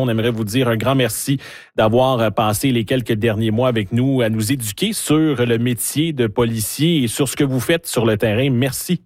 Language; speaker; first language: French; native; French